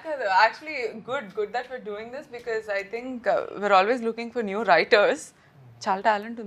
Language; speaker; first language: Telugu; native; Telugu